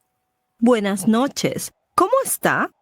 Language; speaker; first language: Spanish; non-native, learner; English